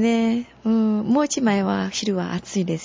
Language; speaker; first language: Japanese; non-native, fluent; Chinese